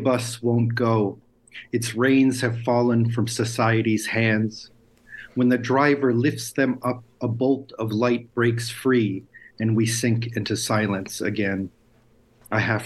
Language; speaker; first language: English; native; English